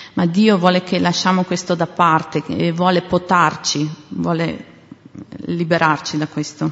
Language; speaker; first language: Italian; native; Italian